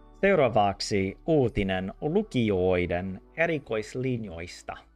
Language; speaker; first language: Finnish; non-native, learner; English